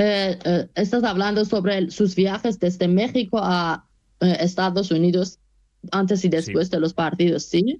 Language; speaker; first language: Spanish; non-native, fluent; Persian